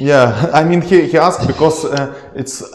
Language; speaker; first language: English; non-native, learner; Ukrainian